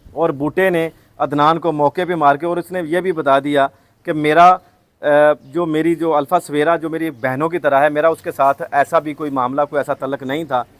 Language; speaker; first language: Hindi; non-native, local second language; Punjabi